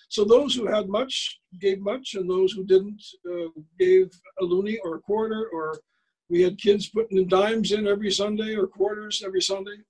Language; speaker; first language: English; native; English